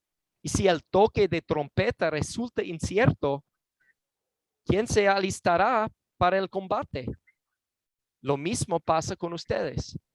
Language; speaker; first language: Spanish; non-native, fluent; English